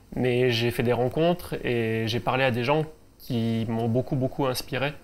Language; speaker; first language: French; native; French